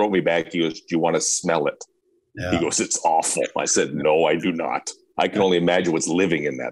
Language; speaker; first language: English; native; English